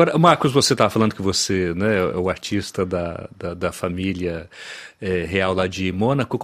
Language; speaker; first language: Portuguese; native; Portuguese